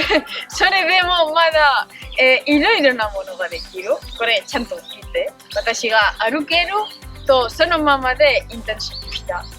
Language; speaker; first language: Japanese; non-native, learner; Spanish